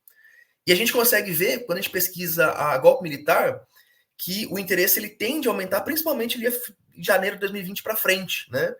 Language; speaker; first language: Portuguese; native; Portuguese